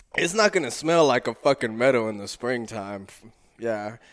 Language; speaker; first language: English; native; English